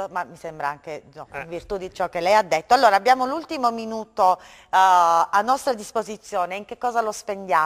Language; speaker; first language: Italian; native; Italian